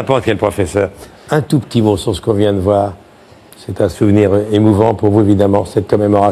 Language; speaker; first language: French; native; French